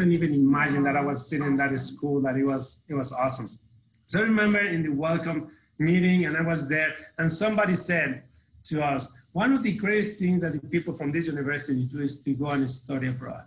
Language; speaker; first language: English; non-native, fluent; Spanish